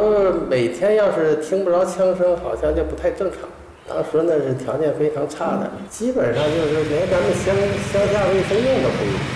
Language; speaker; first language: Chinese; native; Chinese